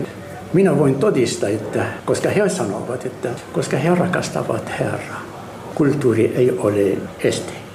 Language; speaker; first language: Finnish; non-native, learner; Arabic